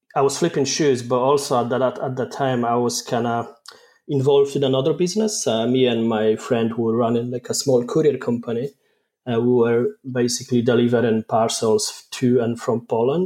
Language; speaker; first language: English; non-native, fluent; Polish